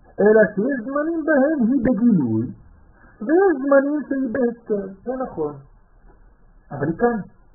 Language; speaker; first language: Hebrew; non-native, fluent; French